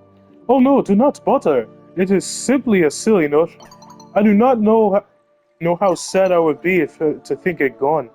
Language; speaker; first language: English; native; English